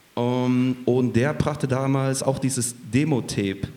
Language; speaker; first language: German; native; German